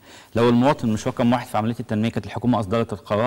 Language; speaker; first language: Arabic; native; Arabic